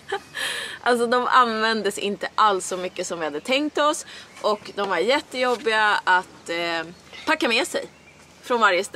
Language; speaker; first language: Swedish; native; Swedish